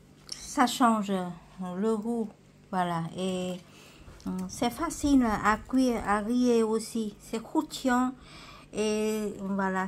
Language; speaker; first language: French; non-native, fluent; Vietnamese